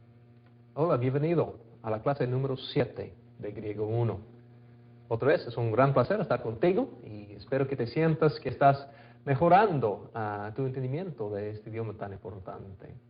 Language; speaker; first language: Spanish; non-native, fluent; English